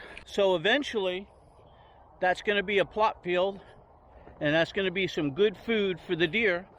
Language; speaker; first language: English; native; English